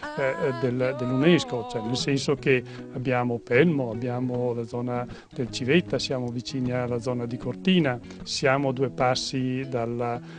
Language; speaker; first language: Italian; native; Italian